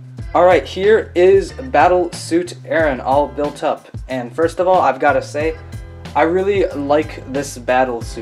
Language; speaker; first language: English; native; English